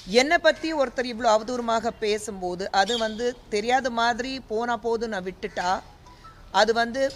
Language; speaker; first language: Tamil; non-native, fluent; Hindi